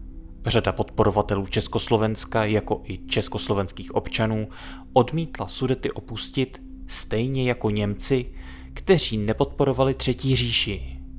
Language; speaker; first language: Czech; native; Czech